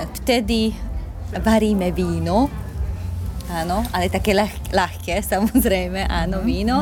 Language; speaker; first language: Slovak; non-native, local second language; Hungarian